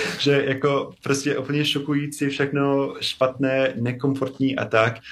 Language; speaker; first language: Czech; non-native, fluent; English